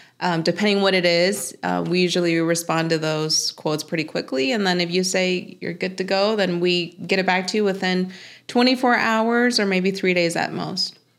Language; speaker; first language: English; early bilingual, other home language; Spanish